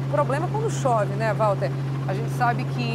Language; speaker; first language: Portuguese; native; Portuguese